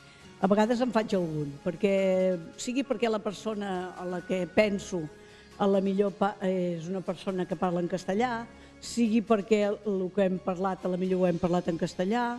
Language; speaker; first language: Catalan; native; Catalan